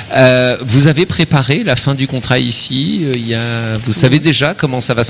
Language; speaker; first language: French; native; French